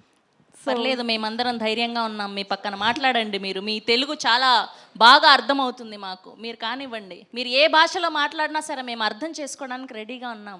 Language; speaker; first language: Telugu; native; Telugu